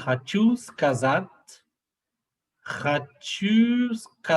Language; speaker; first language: Russian; non-native, learner; Portuguese